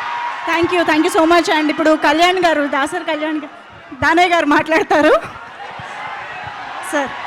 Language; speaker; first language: Telugu; native; Telugu